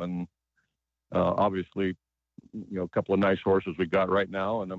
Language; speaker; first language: English; native; English